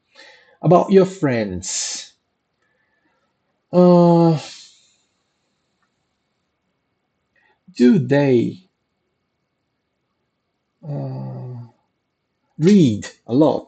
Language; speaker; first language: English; non-native, fluent; Portuguese